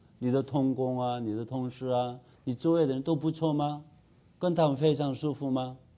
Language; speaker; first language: Chinese; non-native, fluent; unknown